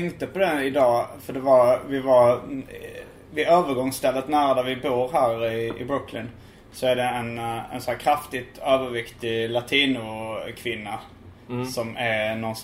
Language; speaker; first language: Swedish; native; Swedish